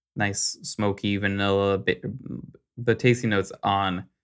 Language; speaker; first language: English; native; English